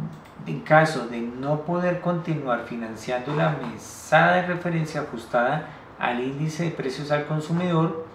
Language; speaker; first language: Spanish; native; Spanish